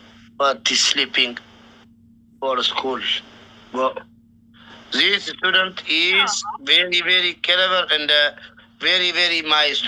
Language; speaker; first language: English; non-native, learner; Oromo